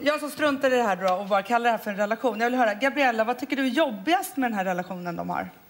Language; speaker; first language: Swedish; native; Swedish